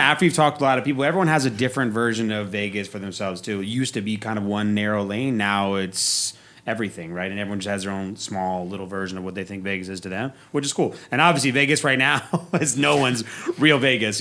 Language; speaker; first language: English; native; English